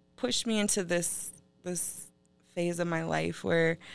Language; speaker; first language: English; native; English